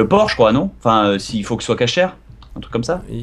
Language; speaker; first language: French; native; French